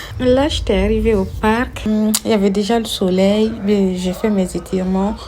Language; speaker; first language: French; non-native, local second language; Fula